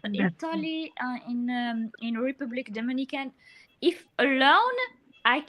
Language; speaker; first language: English; non-native, learner; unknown